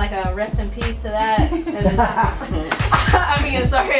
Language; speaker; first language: English; native; English